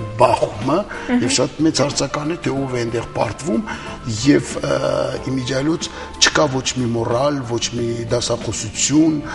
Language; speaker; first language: Armenian; early bilingual, heritage; Armenian